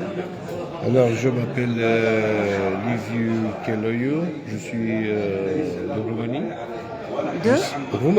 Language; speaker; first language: French; non-native, learner; Romanian